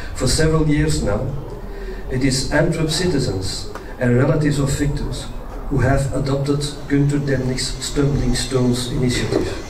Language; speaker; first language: English; non-native, fluent; Dutch